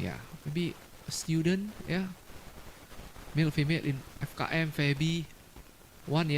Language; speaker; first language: English; non-native, fluent; Indonesian